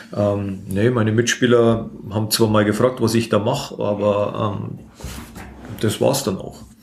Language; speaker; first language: German; native; German